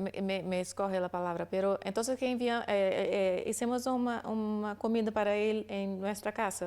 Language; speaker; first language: Spanish; non-native, learner; Portuguese